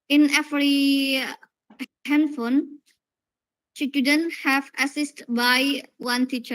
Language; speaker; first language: English; non-native, learner; Indonesian